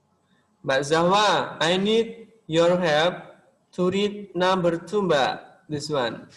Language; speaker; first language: English; non-native, local second language; Indonesian